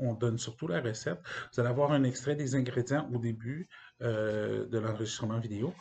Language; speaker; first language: French; native; French